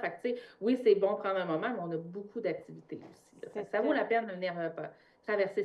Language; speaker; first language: French; native; French